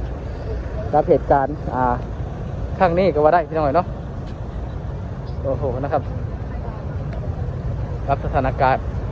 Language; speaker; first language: Thai; non-native, local second language; Lao